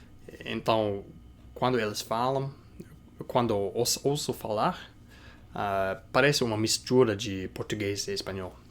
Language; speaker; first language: Portuguese; non-native, fluent; English